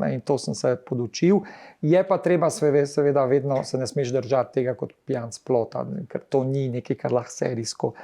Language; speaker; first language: Slovenian; early bilingual, heritage; Slovenian